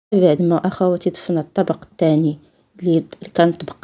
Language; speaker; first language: Arabic; native; Arabic